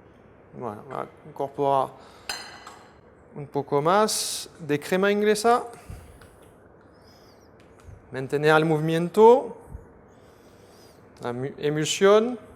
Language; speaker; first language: Spanish; non-native, fluent; French